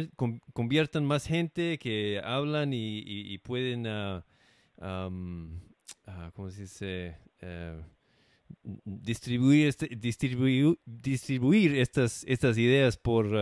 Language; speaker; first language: Spanish; non-native, fluent; English